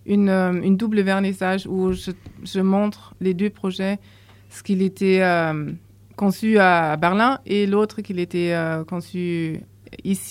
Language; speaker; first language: French; non-native, fluent; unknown